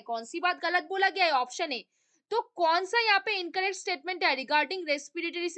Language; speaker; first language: Hindi; native; Hindi